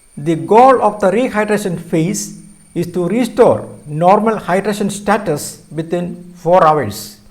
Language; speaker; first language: English; non-native, local second language; Malayalam